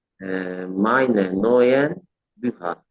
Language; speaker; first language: German; non-native, learner; Turkish